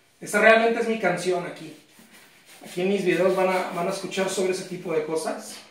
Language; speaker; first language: Spanish; native; Spanish